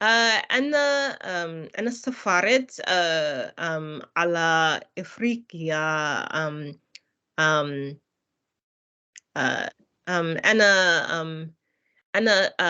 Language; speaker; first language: Arabic; non-native, learner; English